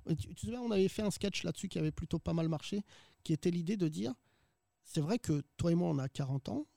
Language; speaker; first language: French; early bilingual, other home language; Arabic